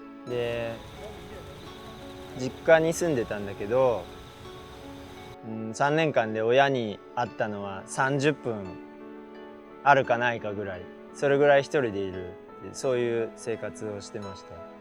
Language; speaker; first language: Japanese; native; Japanese